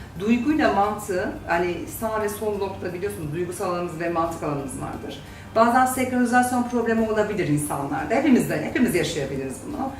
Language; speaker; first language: Turkish; native; Turkish